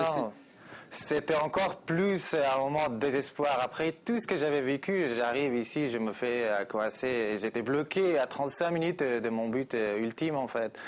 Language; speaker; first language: French; non-native, fluent; Persian